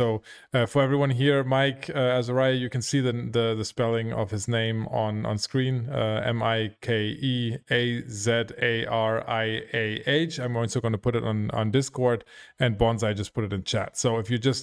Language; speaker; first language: English; non-native, fluent; German